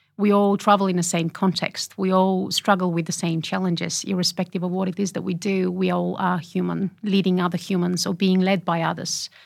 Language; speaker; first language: English; non-native, fluent; Bulgarian